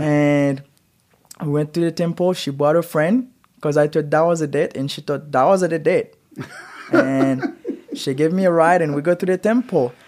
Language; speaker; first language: English; non-native, learner; Haitian Creole